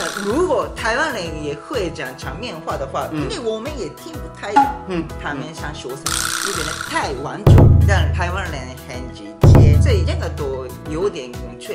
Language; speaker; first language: Chinese; non-native, fluent; Japanese